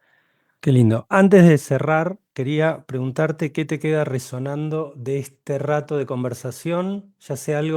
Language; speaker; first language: Spanish; native; Spanish